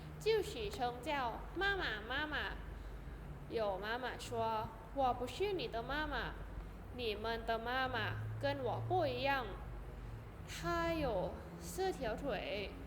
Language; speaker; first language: Chinese; non-native, fluent; Thai